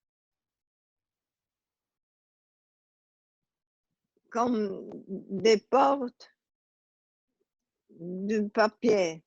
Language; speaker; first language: French; non-native, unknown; Italian